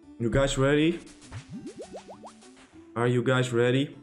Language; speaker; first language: English; non-native, fluent; Dutch